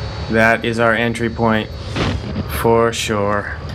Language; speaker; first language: English; native; English